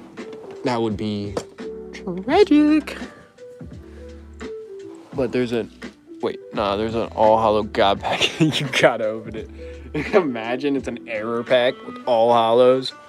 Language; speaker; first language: English; native; English